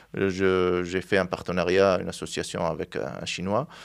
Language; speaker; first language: French; non-native, local second language; Arabic